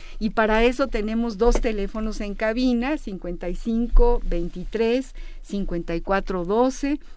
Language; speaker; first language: Spanish; native; Spanish